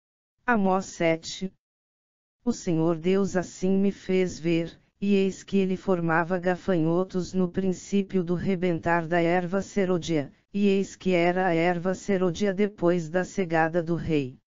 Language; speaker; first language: Portuguese; native; Portuguese